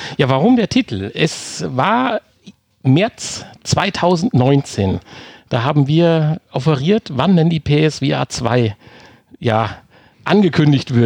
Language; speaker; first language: German; native; German